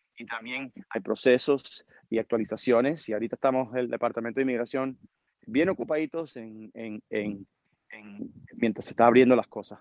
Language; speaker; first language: Spanish; early bilingual, heritage; Spanish